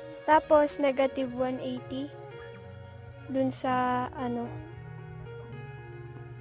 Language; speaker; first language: Filipino; native; Filipino